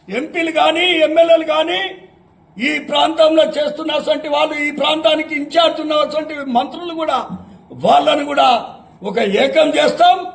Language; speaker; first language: Telugu; native; Telugu